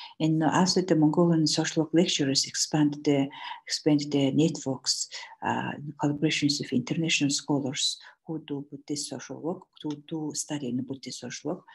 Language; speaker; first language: English; non-native, learner; Mongolian